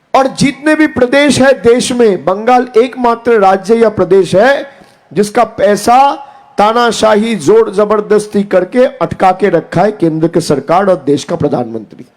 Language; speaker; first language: Hindi; non-native, local second language; Bangla